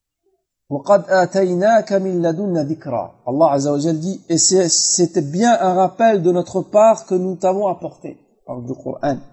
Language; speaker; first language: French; native; French